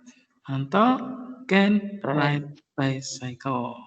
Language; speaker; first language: English; non-native, fluent; Indonesian